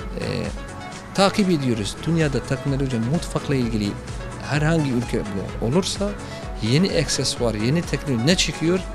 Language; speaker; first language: Turkish; non-native, learner; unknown